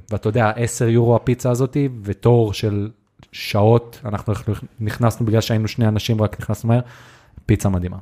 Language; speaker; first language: Hebrew; native; Hebrew